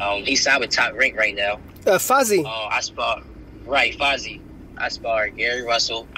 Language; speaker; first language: English; native; English